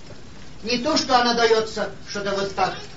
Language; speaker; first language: Polish; non-native, learner; Russian